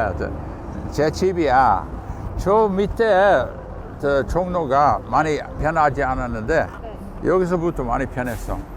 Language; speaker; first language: Korean; non-native, fluent; English